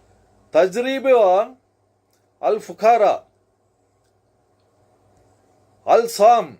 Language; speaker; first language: Arabic; non-native, learner; Telugu